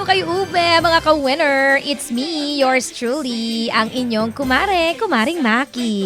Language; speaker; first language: Filipino; native; Filipino